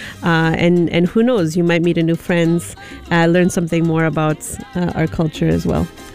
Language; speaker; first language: English; early bilingual, other home language; Spanish